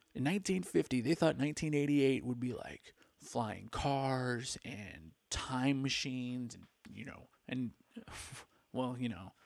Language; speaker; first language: English; native; English